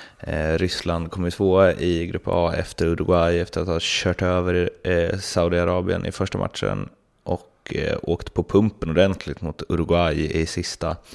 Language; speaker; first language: Swedish; native; Swedish